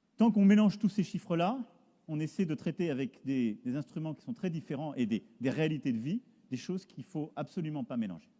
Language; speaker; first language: French; native; French